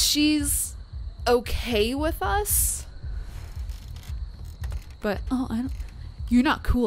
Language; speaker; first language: English; native; English